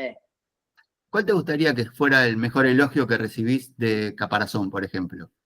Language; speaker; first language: Spanish; native; Spanish